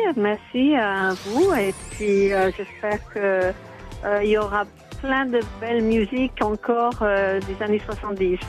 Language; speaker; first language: French; non-native, fluent; English